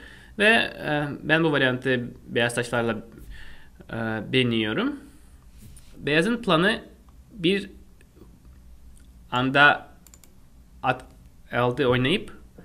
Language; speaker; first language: Turkish; non-native, fluent; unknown